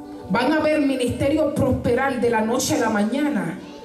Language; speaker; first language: Spanish; early bilingual, heritage; Spanish